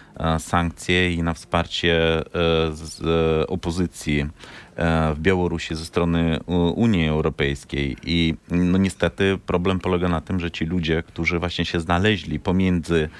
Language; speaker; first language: Polish; non-native, fluent; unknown